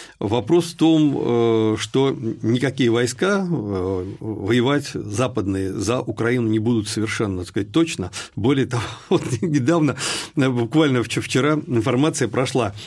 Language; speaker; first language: Russian; native; Russian